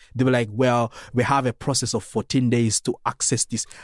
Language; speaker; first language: English; non-native, fluent; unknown